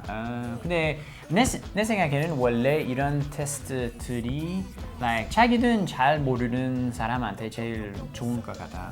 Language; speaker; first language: Korean; non-native, learner; English